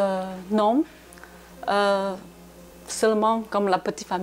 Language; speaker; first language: French; non-native, learner; Chinese